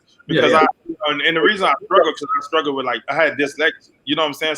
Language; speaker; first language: English; native; English